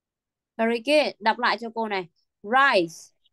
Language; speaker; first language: Vietnamese; native; Vietnamese